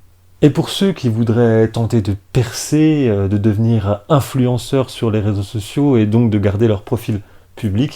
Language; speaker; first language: French; native; French